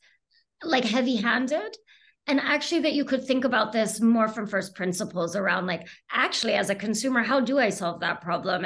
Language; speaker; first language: English; native; English